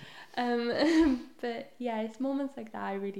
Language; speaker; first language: English; non-native, local second language; Welsh